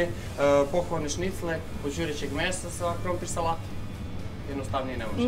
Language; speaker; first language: Serbian; native; Serbian